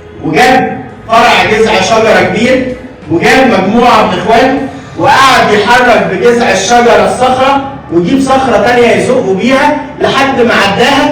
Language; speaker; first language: Arabic; native; Arabic